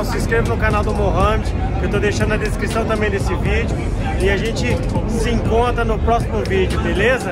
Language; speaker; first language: Portuguese; native; Portuguese